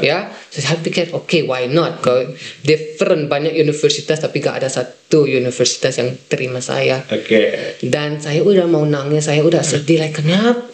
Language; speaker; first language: Indonesian; non-native, fluent; Dutch